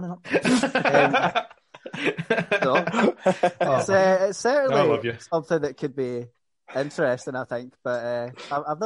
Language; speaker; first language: English; native; English